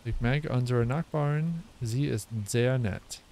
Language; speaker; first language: German; non-native, learner; English